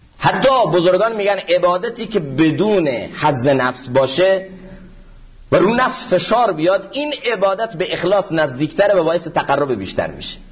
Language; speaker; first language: Persian; native; Persian